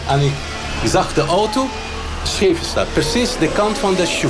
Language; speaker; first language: Dutch; non-native, learner; Arabic